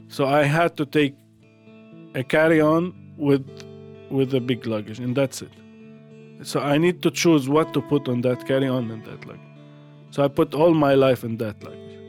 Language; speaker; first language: English; non-native, fluent; Arabic